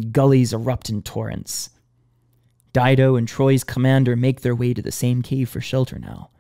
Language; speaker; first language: English; native; English